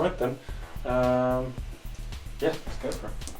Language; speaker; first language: English; native; English